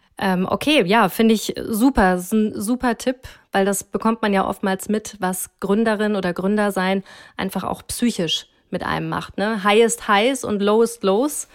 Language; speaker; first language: German; native; German